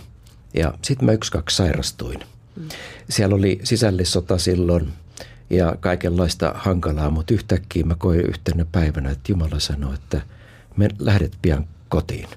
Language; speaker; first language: Finnish; native; Finnish